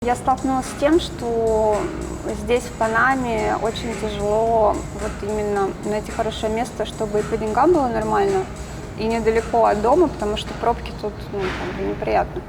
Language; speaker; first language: Russian; native; Russian